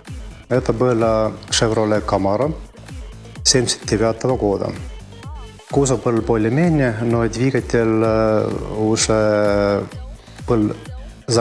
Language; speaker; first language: Russian; non-native, fluent; Estonian